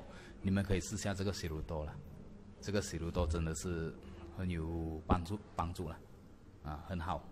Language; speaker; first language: Chinese; early bilingual, heritage; Chinese